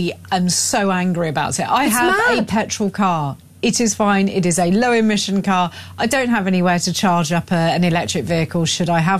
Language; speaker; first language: English; native; English